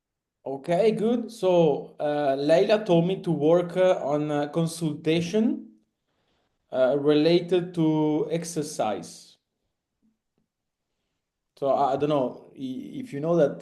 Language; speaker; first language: English; non-native, fluent; Italian